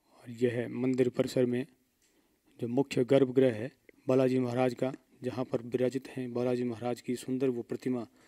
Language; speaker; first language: Hindi; native; Hindi